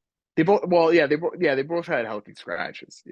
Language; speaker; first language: English; native; English